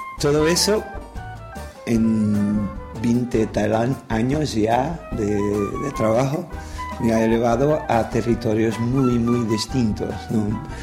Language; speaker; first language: Spanish; non-native, fluent; Portuguese